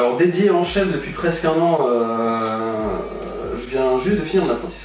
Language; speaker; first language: French; native; French